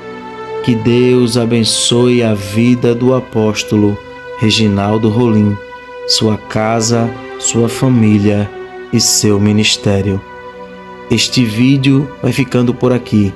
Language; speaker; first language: Portuguese; native; Portuguese